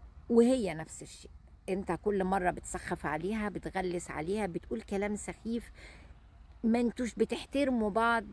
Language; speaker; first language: Arabic; native; Arabic